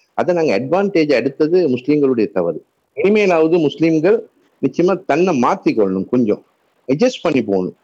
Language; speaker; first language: Tamil; native; Tamil